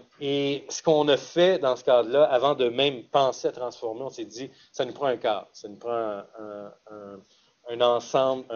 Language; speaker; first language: French; native; French